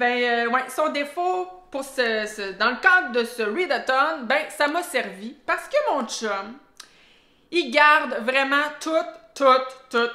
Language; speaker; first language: French; native; French